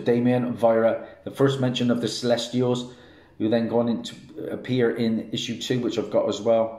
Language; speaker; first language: English; native; English